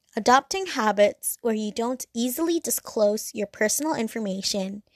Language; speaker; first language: English; non-native, local second language; Cantonese